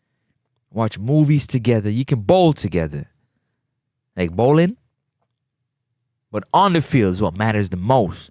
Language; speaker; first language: English; native; English